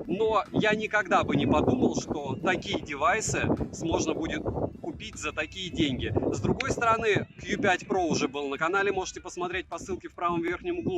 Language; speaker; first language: Russian; native; Russian